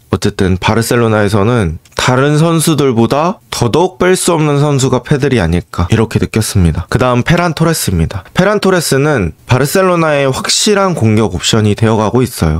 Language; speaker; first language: Korean; native; Korean